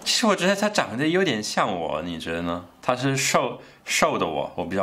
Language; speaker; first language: Chinese; non-native, fluent; English